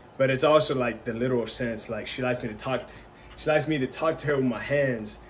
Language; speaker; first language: English; early bilingual, other home language; Spanish